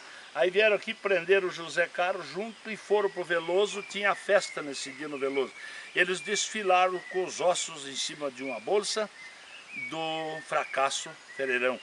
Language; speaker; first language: Portuguese; native; Portuguese